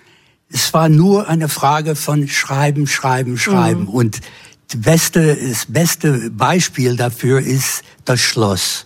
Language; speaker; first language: German; non-native, fluent; English